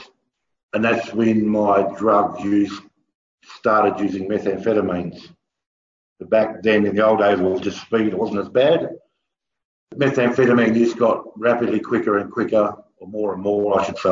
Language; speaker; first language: English; native; English